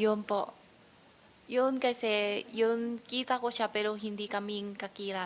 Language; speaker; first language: Filipino; non-native, learner; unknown